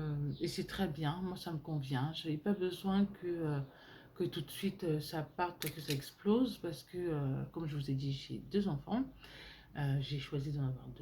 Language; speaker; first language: French; native; French